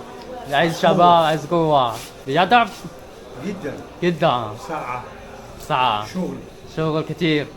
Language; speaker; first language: Arabic; non-native, fluent; Chinese